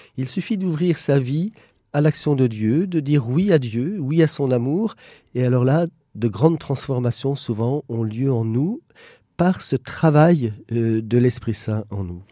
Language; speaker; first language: French; native; French